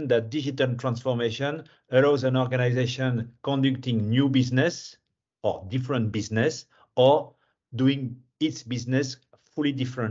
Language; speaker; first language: English; non-native, fluent; French